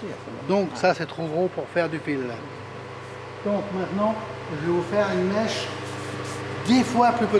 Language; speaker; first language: French; native; French